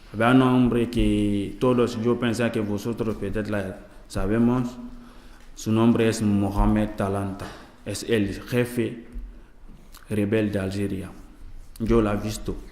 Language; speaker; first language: Spanish; non-native, learner; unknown